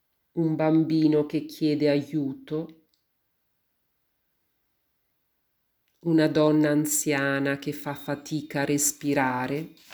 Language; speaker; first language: Italian; native; Italian